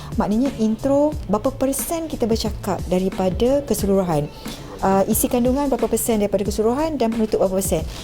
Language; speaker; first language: Malay; native; Malay